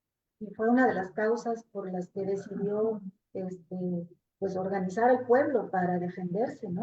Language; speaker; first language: Spanish; native; Spanish